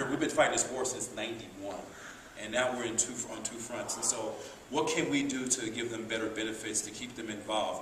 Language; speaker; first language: English; native; English